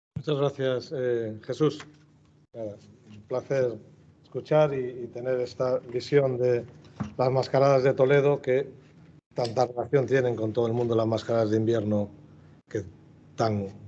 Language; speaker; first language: Spanish; native; Spanish